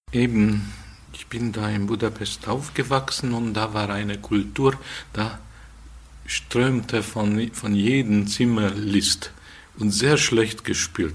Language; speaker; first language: German; non-native, fluent; Hungarian